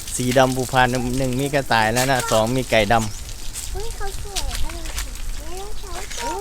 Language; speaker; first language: Thai; native; Thai